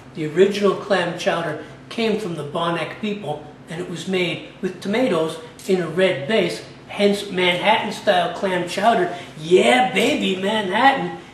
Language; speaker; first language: English; native; English